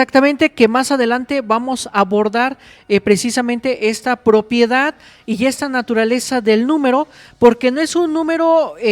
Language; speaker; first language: Spanish; native; Spanish